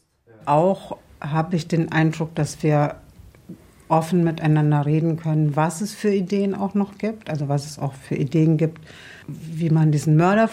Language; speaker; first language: German; native; German